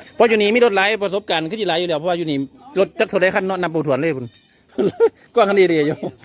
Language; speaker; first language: Thai; native; Thai